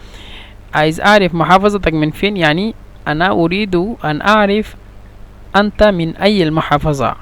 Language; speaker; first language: Egyptian Arabic; non-native, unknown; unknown